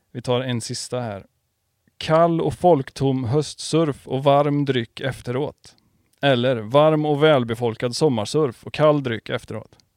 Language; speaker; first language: Swedish; native; Swedish